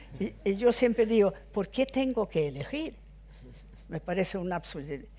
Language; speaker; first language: Spanish; non-native, fluent; Swedish